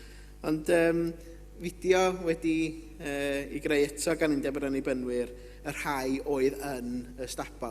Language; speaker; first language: Welsh; native; Welsh